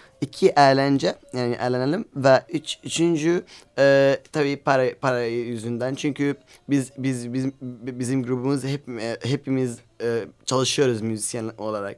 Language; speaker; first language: Turkish; non-native, learner; Arabic